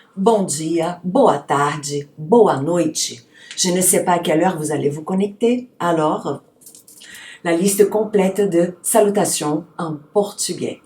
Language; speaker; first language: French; non-native, fluent; Portuguese